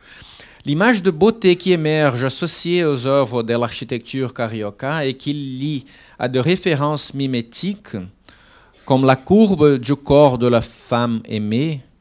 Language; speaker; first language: French; non-native, fluent; Portuguese